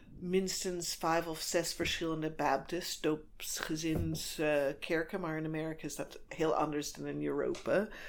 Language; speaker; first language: Dutch; non-native, fluent; English